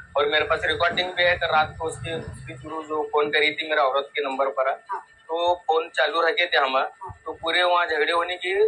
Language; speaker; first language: Hindi; non-native, local second language; Urdu